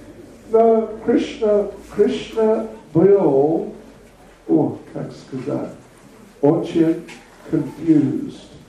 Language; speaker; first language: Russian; non-native, learner; English